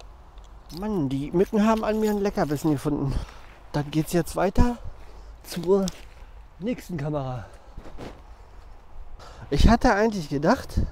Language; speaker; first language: German; native; German